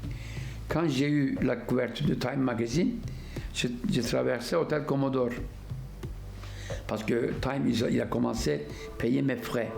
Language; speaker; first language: French; non-native, fluent; Turkish